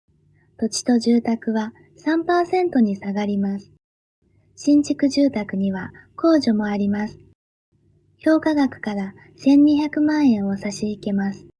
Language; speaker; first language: Japanese; native; Japanese